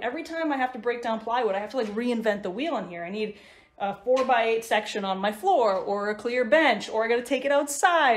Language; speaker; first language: English; native; English